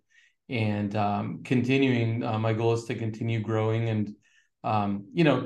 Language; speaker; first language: English; native; English